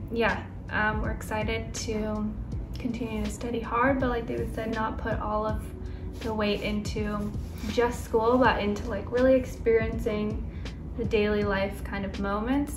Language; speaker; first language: English; native; English